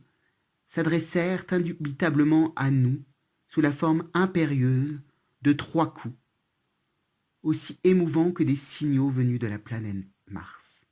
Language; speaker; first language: French; native; French